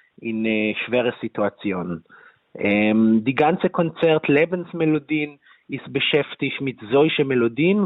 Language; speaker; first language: German; non-native, fluent; Hebrew